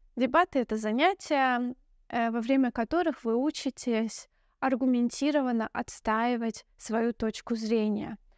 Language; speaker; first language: Russian; native; Russian